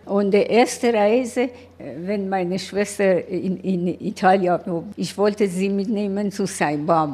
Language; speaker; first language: German; non-native, learner; Persian